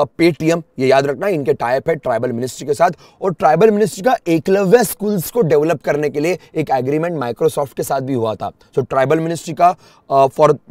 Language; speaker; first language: Hindi; native; Hindi